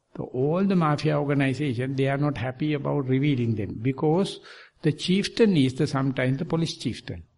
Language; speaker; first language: English; non-native, local second language; Sinhala